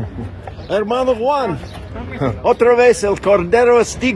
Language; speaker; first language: Spanish; non-native, learner; English